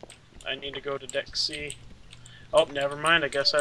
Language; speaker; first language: English; native; English